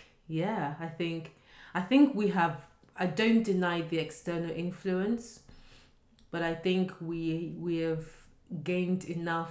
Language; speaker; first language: English; non-native, local second language; Yoruba